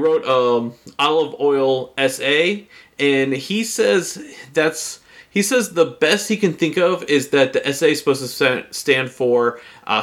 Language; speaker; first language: English; native; English